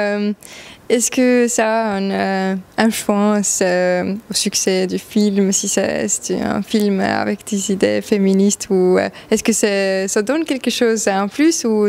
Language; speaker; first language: French; non-native, fluent; Estonian